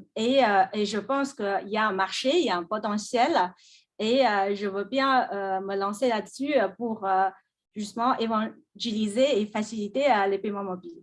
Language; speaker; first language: French; non-native, fluent; Chinese